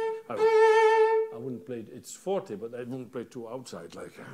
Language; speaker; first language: English; non-native, fluent; Catalan